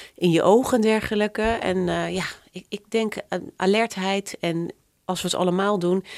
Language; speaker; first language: Dutch; native; Dutch